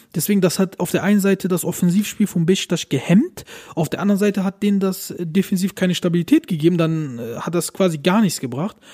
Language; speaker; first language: German; early bilingual, other home language; Turkish